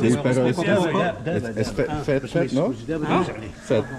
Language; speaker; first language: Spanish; non-native, learner; Dutch